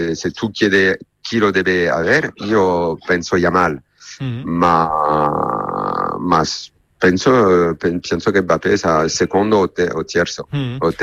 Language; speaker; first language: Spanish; non-native, learner; Italian